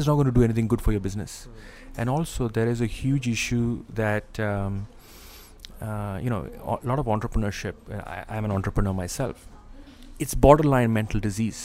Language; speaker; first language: English; non-native, local second language; Malayalam